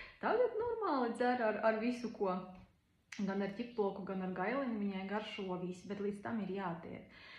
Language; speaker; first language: Latvian; native; Latvian